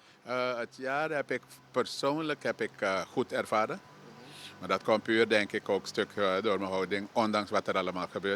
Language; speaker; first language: Dutch; native; Dutch